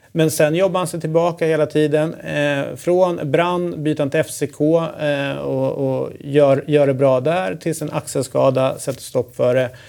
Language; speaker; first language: Swedish; native; Swedish